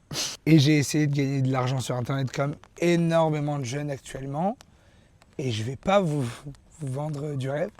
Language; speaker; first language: French; native; French